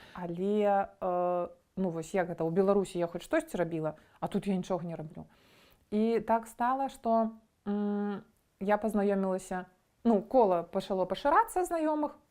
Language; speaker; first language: Belarusian; native; Belarusian